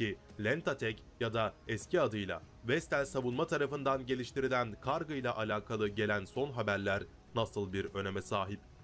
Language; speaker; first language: Turkish; native; Turkish